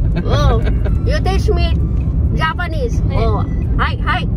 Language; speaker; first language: English; non-native, learner; Filipino